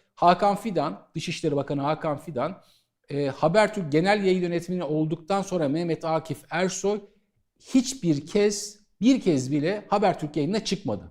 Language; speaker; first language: Turkish; native; Turkish